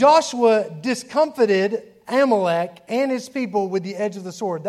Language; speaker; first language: English; native; English